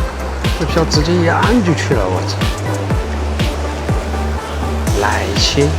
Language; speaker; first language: Chinese; native; Chinese